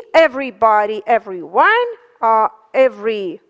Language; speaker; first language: English; non-native, fluent; Russian